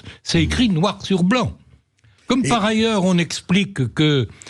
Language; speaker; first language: French; native; French